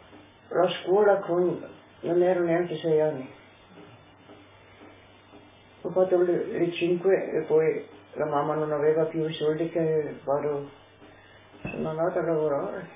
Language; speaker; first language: Italian; non-native, local second language; Slovenian